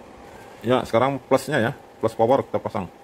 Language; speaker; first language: Indonesian; native; Indonesian